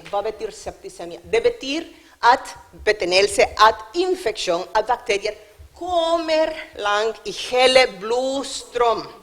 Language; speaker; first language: Norwegian; non-native, learner; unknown